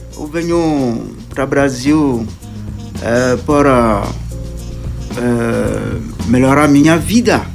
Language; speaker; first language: Portuguese; non-native, learner; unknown